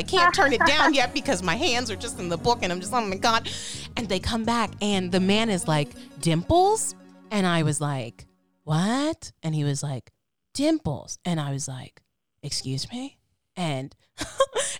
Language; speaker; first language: English; native; English